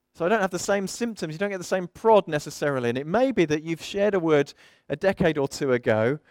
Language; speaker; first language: English; native; English